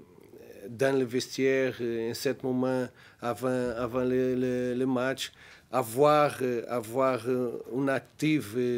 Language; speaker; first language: French; non-native, learner; Portuguese